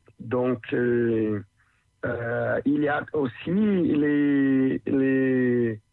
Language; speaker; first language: French; non-native, learner; Portuguese